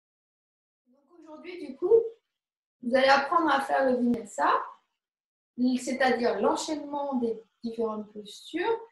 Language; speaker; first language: French; native; French